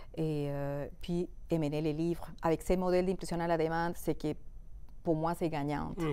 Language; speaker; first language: French; non-native, fluent; Spanish